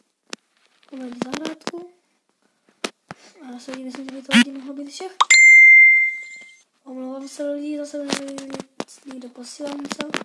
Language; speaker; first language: Czech; non-native, learner; Slovak